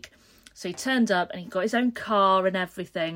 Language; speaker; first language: English; native; English